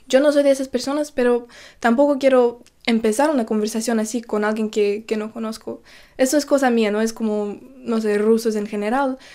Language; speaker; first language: Spanish; non-native, fluent; Russian